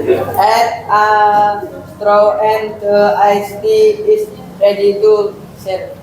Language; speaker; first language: English; non-native, learner; Indonesian